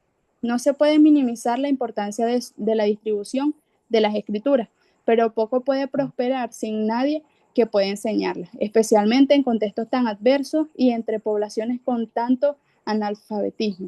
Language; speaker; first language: Spanish; native; Spanish